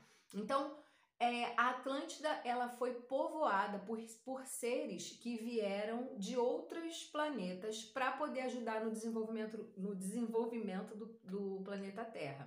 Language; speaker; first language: Portuguese; native; Portuguese